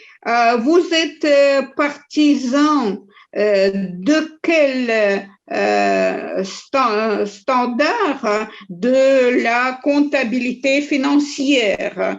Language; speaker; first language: French; non-native, fluent; Russian